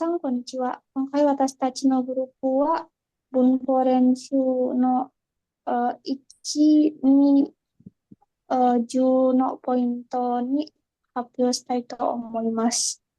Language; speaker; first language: Japanese; non-native, learner; Indonesian